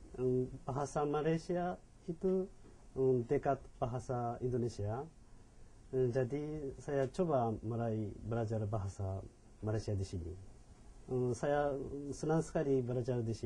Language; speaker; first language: Indonesian; non-native, learner; Japanese